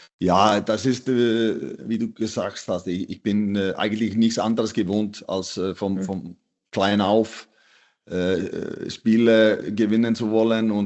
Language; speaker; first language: German; non-native, fluent; Icelandic